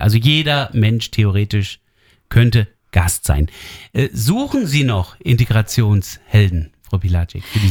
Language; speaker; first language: German; native; German